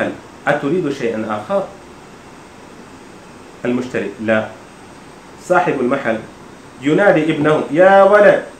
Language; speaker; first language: Arabic; non-native, fluent; Urdu